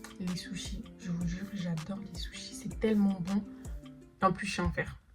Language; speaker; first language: French; native; French